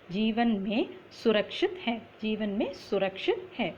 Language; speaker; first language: Hindi; non-native, local second language; Tamil